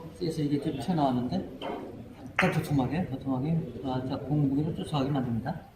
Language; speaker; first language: Korean; native; Korean